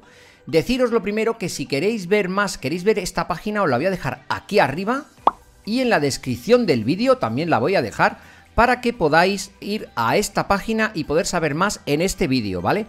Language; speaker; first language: Spanish; native; Spanish